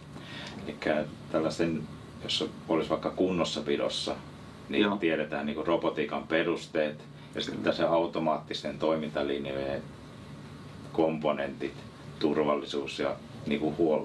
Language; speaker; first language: Finnish; native; Finnish